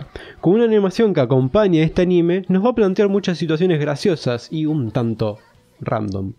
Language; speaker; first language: Spanish; native; Spanish